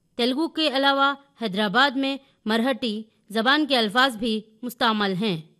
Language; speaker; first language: Urdu; native; Urdu